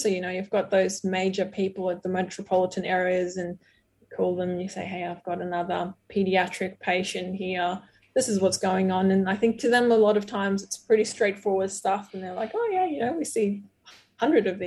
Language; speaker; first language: English; non-native, fluent; Portuguese